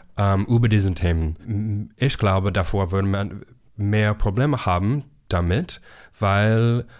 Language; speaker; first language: German; non-native, fluent; English